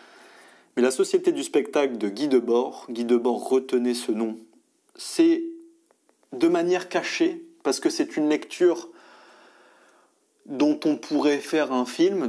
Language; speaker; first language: French; native; French